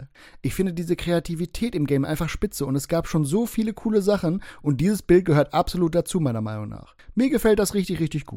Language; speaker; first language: German; native; German